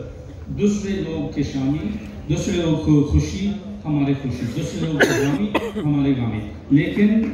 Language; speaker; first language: Hindi; non-native, learner; English